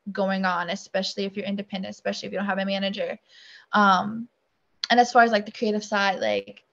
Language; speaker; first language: English; native; English